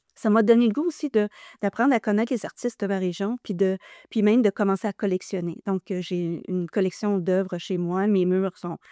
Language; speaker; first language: French; native; French